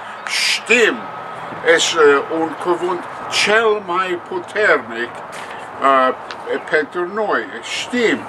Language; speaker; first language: Romanian; non-native, learner; English